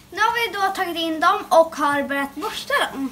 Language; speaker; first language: Swedish; native; Swedish